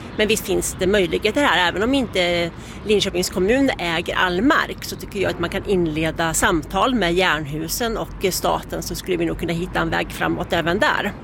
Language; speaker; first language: Swedish; native; Swedish